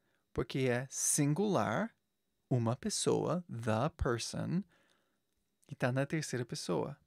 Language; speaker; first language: Portuguese; non-native, fluent; English